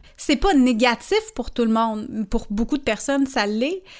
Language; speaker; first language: French; native; French